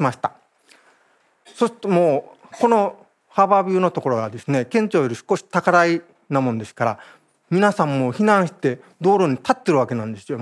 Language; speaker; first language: Japanese; native; Japanese